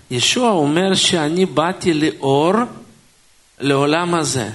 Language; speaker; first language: Hebrew; non-native, fluent; Russian